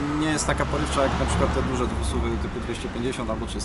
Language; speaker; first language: Polish; native; Polish